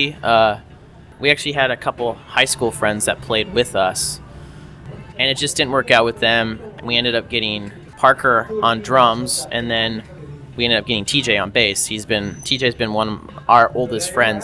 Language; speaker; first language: English; native; English